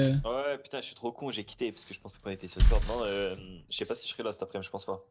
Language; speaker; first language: French; native; French